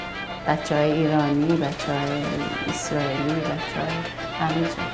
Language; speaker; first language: Persian; early bilingual, heritage; Persian